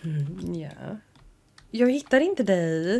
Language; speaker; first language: Swedish; native; Swedish